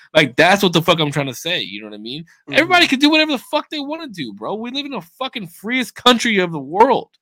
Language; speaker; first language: English; native; English